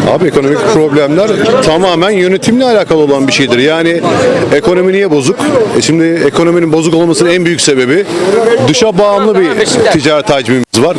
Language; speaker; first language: Turkish; native; Turkish